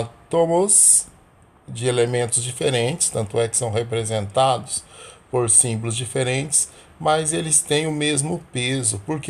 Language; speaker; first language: Portuguese; native; Portuguese